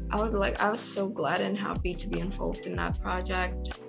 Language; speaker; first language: English; non-native, fluent; Indonesian